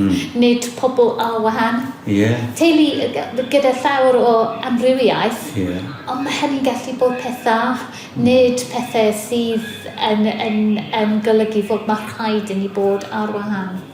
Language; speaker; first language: Welsh; non-native, fluent; English